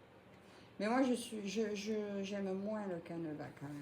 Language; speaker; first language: French; native; French